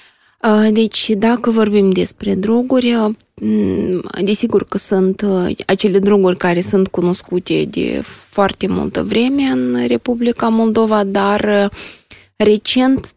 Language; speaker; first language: Romanian; native; Romanian